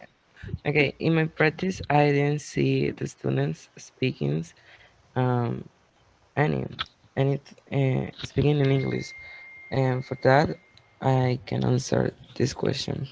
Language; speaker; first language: English; non-native, learner; Spanish